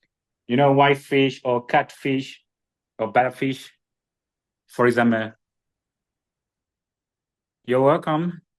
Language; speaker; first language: English; non-native, fluent; Burmese